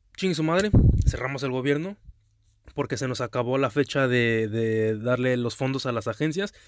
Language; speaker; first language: Spanish; early bilingual, heritage; Spanish